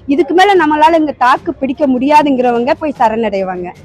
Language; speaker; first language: Tamil; native; Tamil